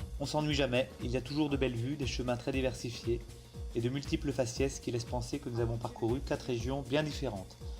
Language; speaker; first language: French; native; French